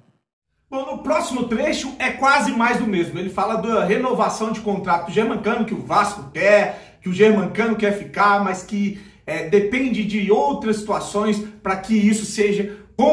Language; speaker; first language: Portuguese; native; Portuguese